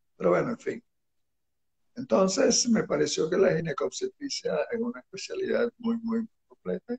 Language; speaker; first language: Spanish; early bilingual, other home language; Hebrew